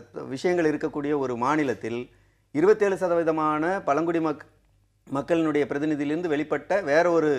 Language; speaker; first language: Tamil; native; Tamil